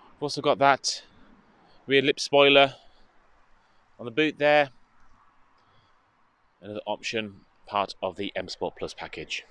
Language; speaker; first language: English; native; English